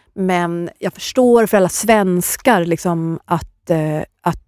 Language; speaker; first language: Swedish; native; Swedish